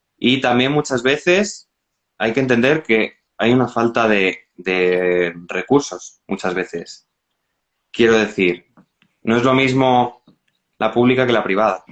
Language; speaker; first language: Spanish; native; Spanish